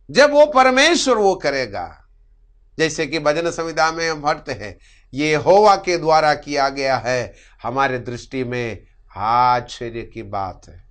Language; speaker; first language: Hindi; non-native, local second language; Malayalam